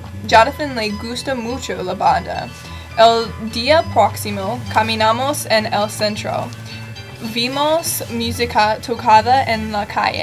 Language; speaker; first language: Spanish; non-native, learner; English